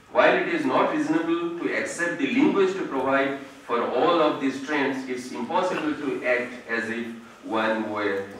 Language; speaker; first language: English; non-native, local second language; Odia